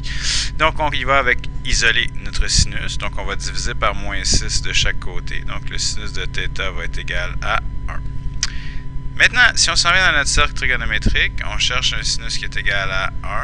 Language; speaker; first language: French; native; French